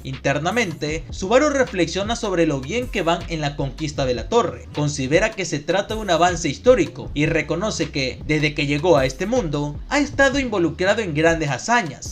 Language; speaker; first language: Spanish; native; Spanish